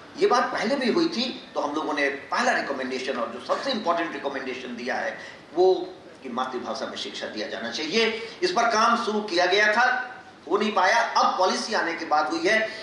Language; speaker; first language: Hindi; non-native, local second language; Magahi